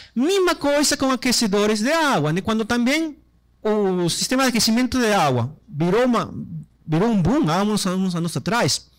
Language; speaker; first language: Portuguese; non-native, fluent; Spanish